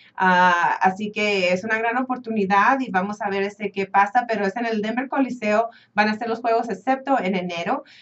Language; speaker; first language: Spanish; early bilingual, heritage; Spanish